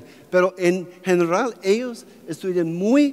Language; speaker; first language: Spanish; non-native, fluent; English